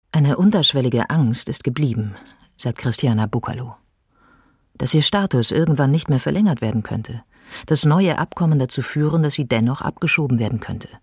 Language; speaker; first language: German; native; German